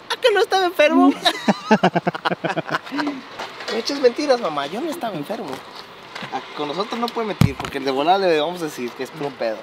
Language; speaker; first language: Spanish; early bilingual, heritage; Spanish